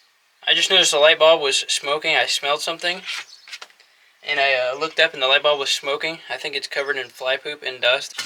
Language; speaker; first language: English; native; English